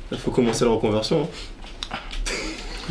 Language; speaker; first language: French; native; French